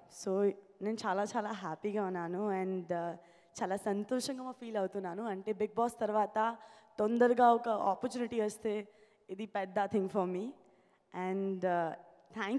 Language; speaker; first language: Telugu; non-native, learner; Gujarati